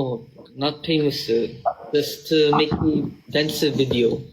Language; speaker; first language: English; non-native, local second language; Filipino